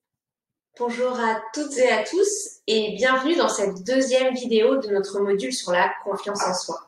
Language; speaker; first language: French; native; French